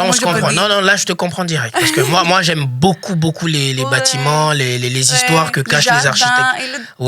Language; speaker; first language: French; native; French